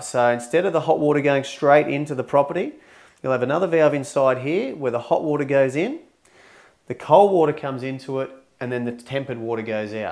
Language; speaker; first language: English; native; English